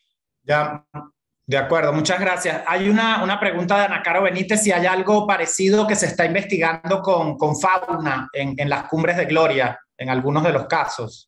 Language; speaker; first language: Spanish; native; Spanish